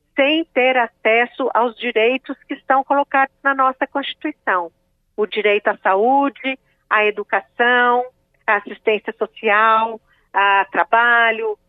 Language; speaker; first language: Portuguese; native; Portuguese